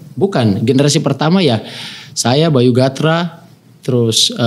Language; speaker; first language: Indonesian; native; Indonesian